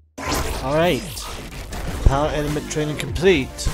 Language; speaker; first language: English; native; English